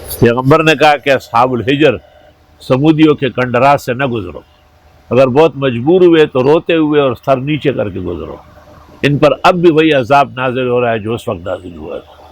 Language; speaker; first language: Urdu; non-native, local second language; Pashto